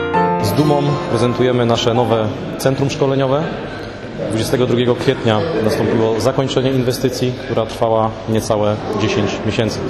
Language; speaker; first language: Polish; native; Polish